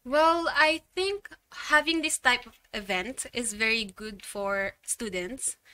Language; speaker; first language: English; non-native, local second language; Filipino